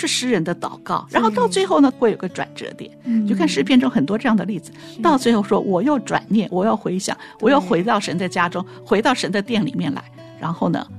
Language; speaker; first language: Chinese; native; Chinese